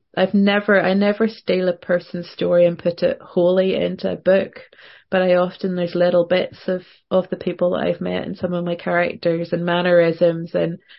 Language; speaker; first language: English; native; English